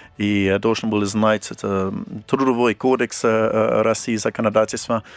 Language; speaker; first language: Russian; non-native, fluent; English